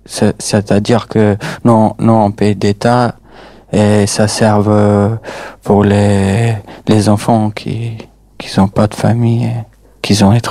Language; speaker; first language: French; non-native, fluent; Albanian